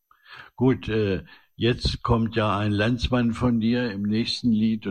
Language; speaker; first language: German; native; German